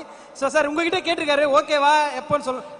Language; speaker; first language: Tamil; native; Tamil